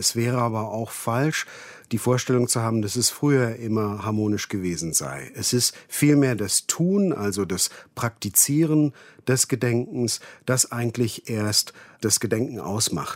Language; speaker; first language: German; native; German